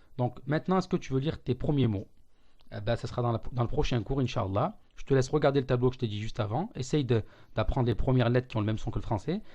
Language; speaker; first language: French; native; French